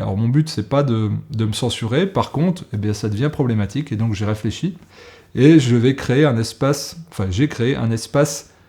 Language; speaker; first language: French; native; French